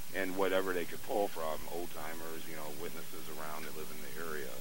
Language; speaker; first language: English; native; English